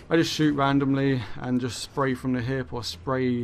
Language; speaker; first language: English; native; English